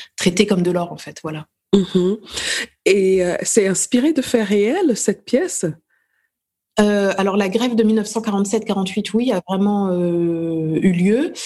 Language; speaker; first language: French; native; French